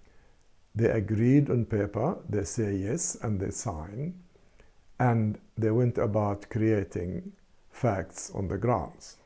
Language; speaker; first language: English; non-native, fluent; Arabic